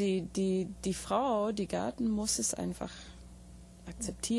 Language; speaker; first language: German; non-native, fluent; English